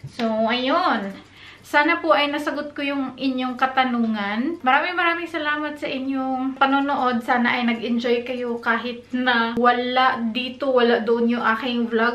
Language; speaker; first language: Filipino; non-native, local second language; Cebuano